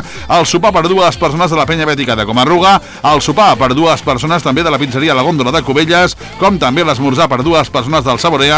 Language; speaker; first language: Catalan; native; Catalan